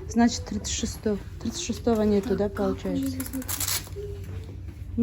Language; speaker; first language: Russian; non-native, local second language; Kazakh